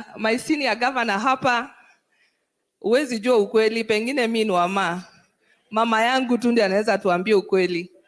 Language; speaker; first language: Swahili; non-native, local second language; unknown